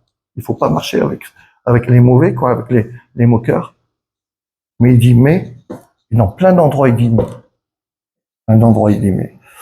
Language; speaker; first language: French; native; French